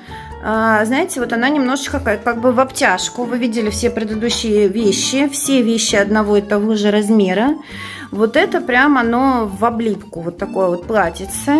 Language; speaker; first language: Russian; native; Russian